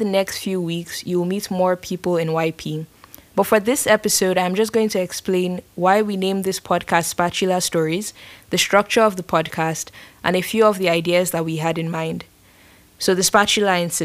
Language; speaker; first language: English; non-native, local second language; Yoruba